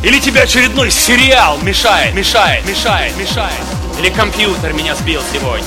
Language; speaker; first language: Russian; native; Russian